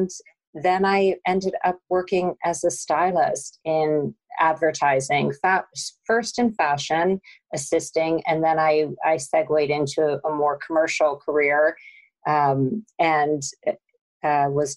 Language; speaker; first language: English; native; English